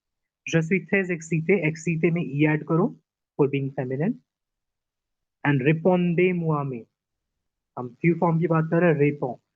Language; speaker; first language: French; non-native, fluent; Hindi